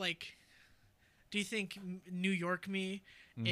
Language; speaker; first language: English; native; English